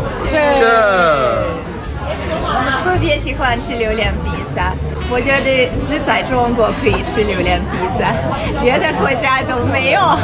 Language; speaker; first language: Chinese; non-native, fluent; Russian